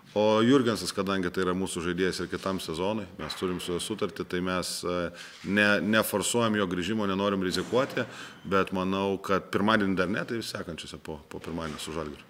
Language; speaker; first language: Lithuanian; native; Lithuanian